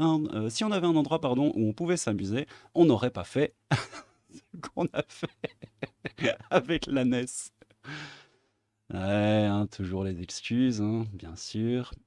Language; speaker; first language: French; native; French